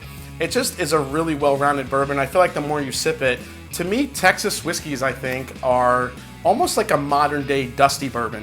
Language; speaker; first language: English; native; English